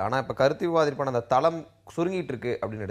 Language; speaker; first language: Tamil; native; Tamil